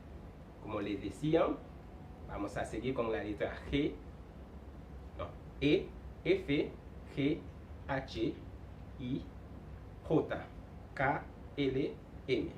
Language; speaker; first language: Spanish; non-native, fluent; Haitian Creole